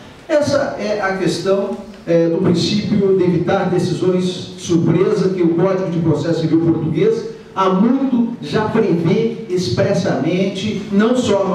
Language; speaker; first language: Portuguese; native; Portuguese